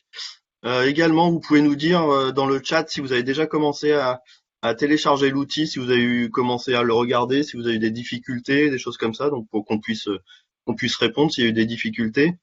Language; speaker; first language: French; native; French